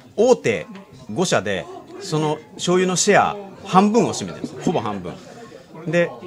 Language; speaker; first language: Japanese; native; Japanese